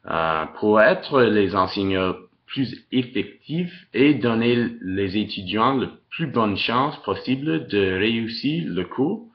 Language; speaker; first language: French; non-native, local second language; English